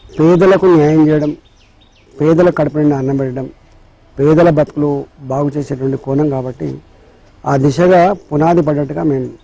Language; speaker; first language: Telugu; native; Telugu